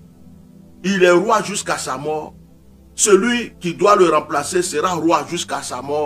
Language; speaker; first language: French; non-native, local second language; Baoulé